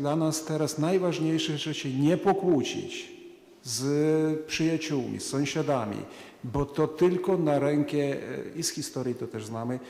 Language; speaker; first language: Polish; non-native, fluent; Ukrainian